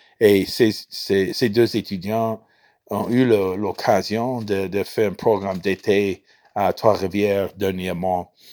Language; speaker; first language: French; non-native, fluent; English